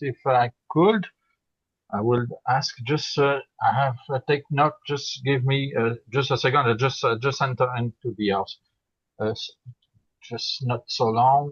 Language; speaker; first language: English; non-native, learner; French